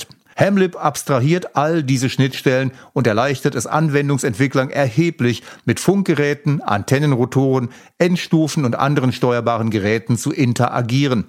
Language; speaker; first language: German; native; German